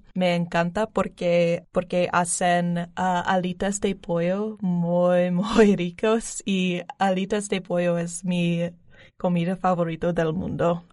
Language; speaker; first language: Spanish; non-native, learner; English